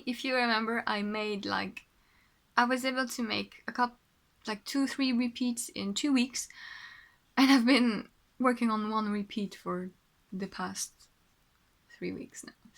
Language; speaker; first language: English; non-native, fluent; French